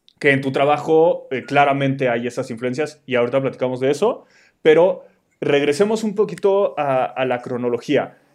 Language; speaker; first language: Spanish; native; Spanish